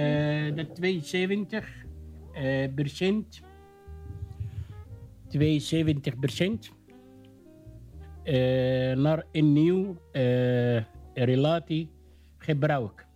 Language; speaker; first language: Dutch; non-native, learner; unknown